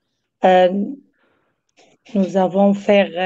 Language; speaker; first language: French; non-native, learner; Arabic